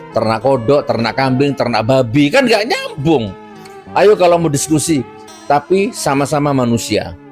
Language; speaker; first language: Indonesian; non-native, local second language; Madurese